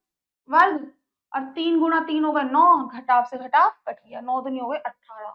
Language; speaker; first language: Hindi; native; Hindi